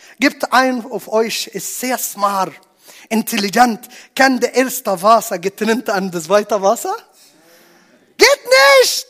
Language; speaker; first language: German; non-native, learner; Arabic